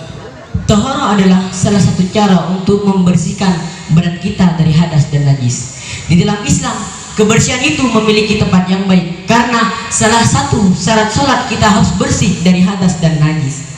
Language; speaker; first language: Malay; non-native, local second language; Madurese